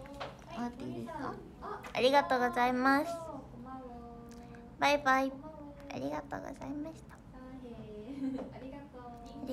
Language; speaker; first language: Japanese; native; Japanese